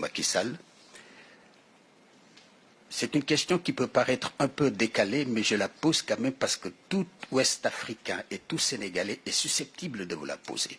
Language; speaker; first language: French; non-native, local second language; Wolof